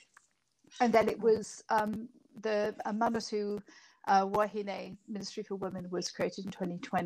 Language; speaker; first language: English; native; English